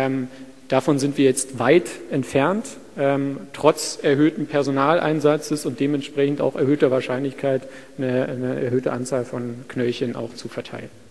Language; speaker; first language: German; native; German